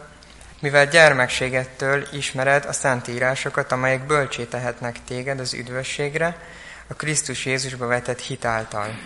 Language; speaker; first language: Hungarian; native; Hungarian